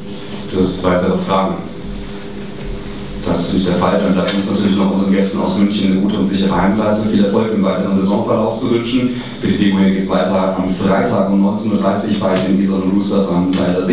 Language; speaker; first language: German; native; German